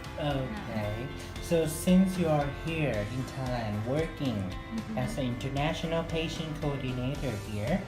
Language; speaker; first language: English; non-native, fluent; Thai